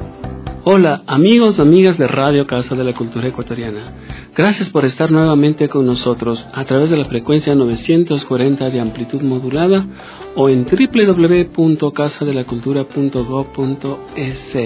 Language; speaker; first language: Spanish; native; Spanish